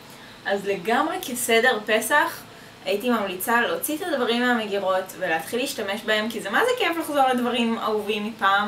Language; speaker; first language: Hebrew; native; Hebrew